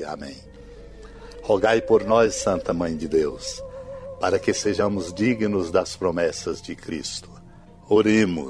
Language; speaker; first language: Portuguese; native; Portuguese